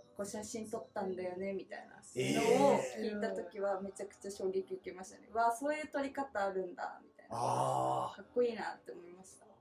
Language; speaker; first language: Japanese; native; Japanese